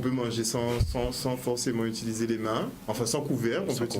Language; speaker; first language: French; native; French